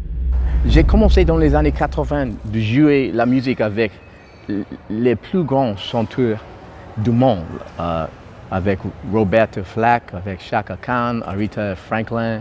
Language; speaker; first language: French; non-native, fluent; English